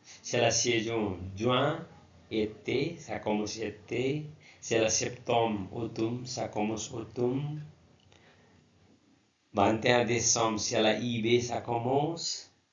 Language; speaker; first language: French; non-native, learner; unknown